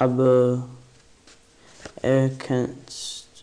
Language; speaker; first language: German; non-native, learner; English